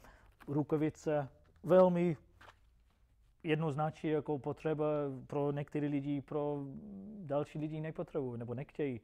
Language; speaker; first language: Czech; non-native, fluent; English